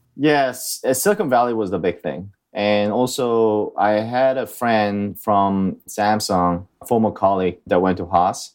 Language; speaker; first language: English; early bilingual, other home language; Korean